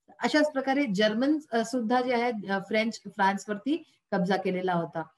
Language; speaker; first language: Marathi; non-native, local second language; Hindi